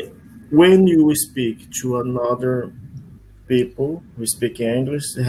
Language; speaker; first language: English; non-native, learner; Portuguese